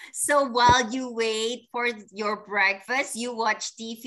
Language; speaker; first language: English; non-native, fluent; Indonesian